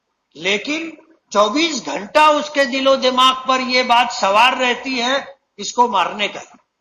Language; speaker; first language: Urdu; native; Urdu